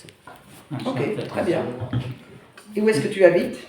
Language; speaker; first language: French; native; French